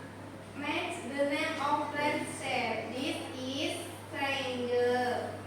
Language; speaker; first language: English; non-native, learner; Indonesian